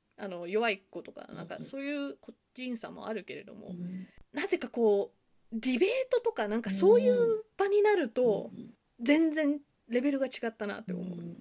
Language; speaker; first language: Japanese; early bilingual, heritage; Japanese